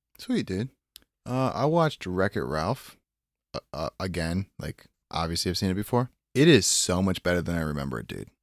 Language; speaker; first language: English; native; English